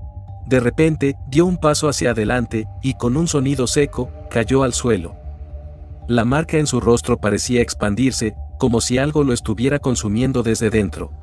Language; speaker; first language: Spanish; native; Spanish